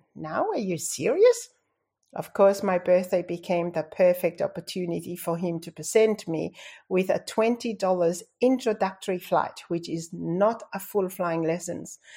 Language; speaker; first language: English; non-native, fluent; Tongan